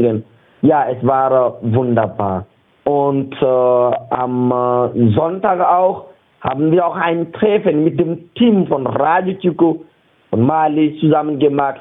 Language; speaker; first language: German; non-native, learner; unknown